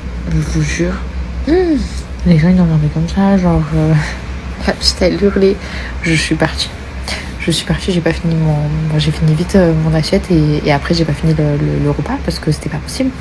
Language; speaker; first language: French; native; French